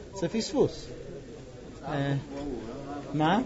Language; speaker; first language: Hebrew; native; Hebrew